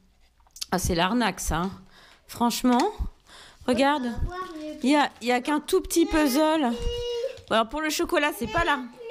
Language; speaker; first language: French; native; French